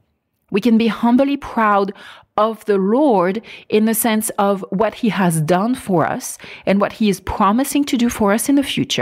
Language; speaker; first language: English; non-native, fluent; French